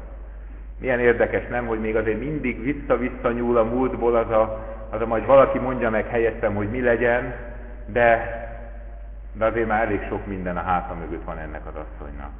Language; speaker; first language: Hungarian; native; Hungarian